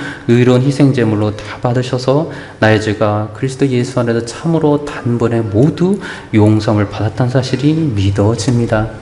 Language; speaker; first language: Korean; native; Korean